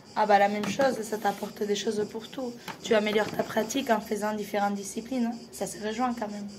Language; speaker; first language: French; non-native, fluent; Spanish